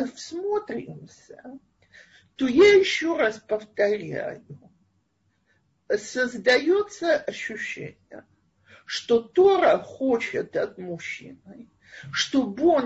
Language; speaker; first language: Russian; native; Russian